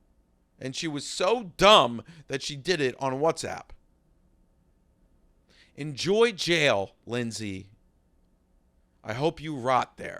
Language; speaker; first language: English; native; English